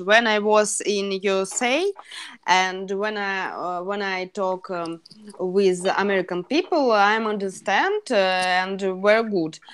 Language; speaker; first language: English; non-native, learner; Russian